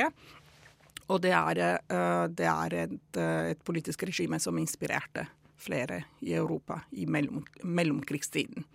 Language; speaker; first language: Norwegian; non-native, fluent; Italian